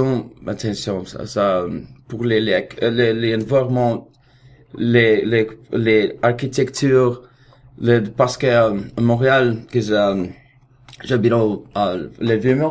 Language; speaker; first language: French; non-native, learner; Russian